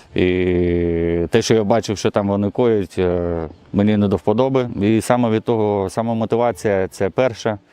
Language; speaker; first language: Ukrainian; non-native, local second language; Russian